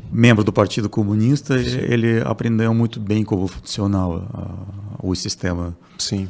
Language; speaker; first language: Portuguese; non-native, fluent; Russian